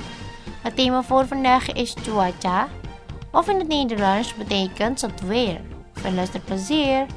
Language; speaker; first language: Dutch; non-native, learner; Indonesian